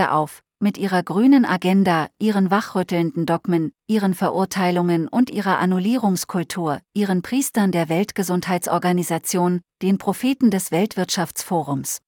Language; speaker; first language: German; native; German